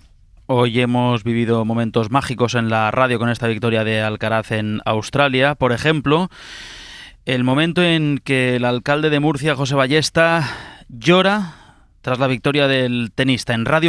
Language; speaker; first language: Spanish; native; Spanish